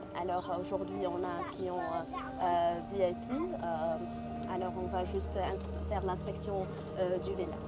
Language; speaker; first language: French; non-native, learner; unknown